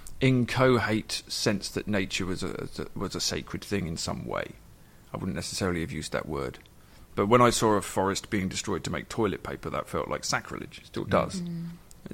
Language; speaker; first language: English; native; English